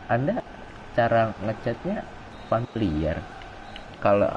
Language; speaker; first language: Indonesian; native; Indonesian